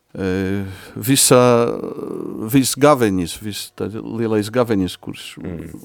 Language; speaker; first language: Latvian; non-native, fluent; Polish